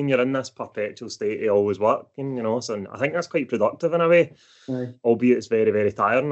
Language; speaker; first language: English; native; English